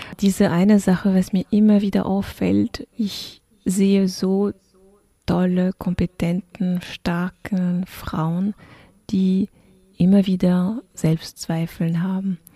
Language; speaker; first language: German; non-native, fluent; French